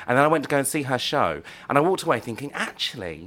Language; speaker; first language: English; native; English